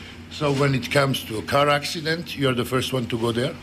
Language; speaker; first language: English; non-native, fluent; Croatian